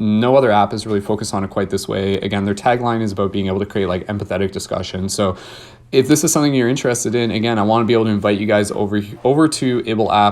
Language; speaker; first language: English; native; English